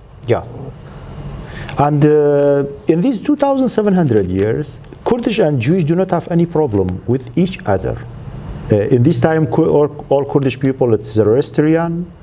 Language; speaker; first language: English; non-native, learner; Central Kurdish